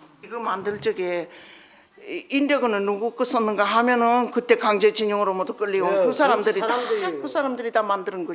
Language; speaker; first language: Korean; early bilingual, heritage; Korean